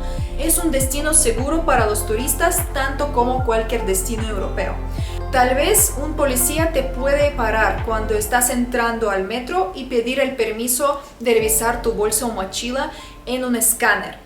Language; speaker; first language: Spanish; non-native, fluent; Russian